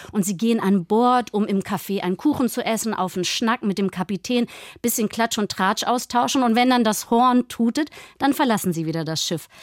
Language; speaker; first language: German; native; German